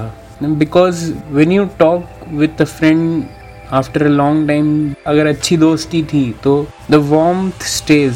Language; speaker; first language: English; non-native, local second language; Hindi